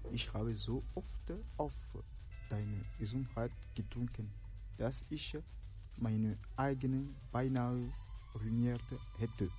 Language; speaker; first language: German; non-native, fluent; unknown